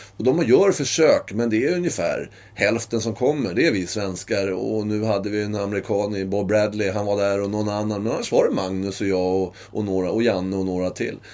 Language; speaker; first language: Swedish; native; Swedish